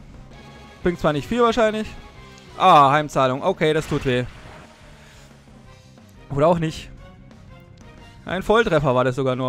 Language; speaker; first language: German; native; German